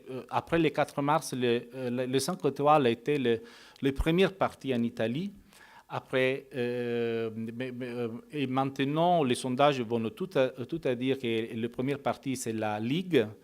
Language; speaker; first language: French; non-native, fluent; Italian